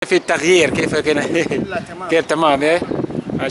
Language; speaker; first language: Arabic; non-native, learner; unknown